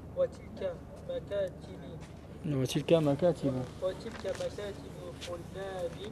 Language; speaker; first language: Arabic; non-native, learner; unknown